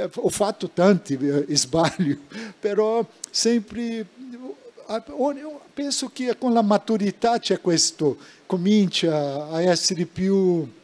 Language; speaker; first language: Italian; non-native, learner; Portuguese